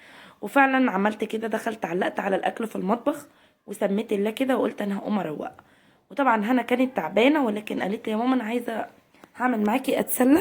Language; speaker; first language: Arabic; native; Arabic